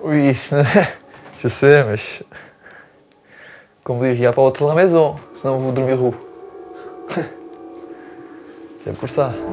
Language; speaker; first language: French; non-native, learner; Portuguese